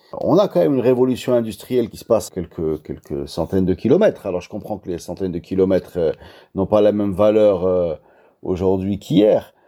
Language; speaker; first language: French; non-native, local second language; Arabic